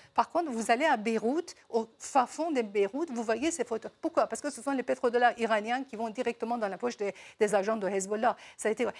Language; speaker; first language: French; non-native, fluent; Persian